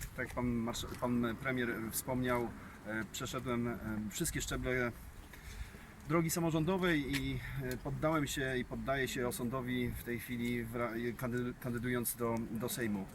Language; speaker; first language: Polish; native; Polish